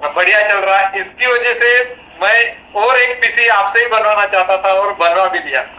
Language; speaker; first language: Hindi; non-native, local second language; Marathi